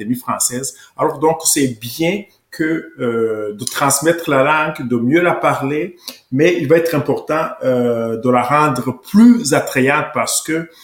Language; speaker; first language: French; non-native, local second language; Kinyarwanda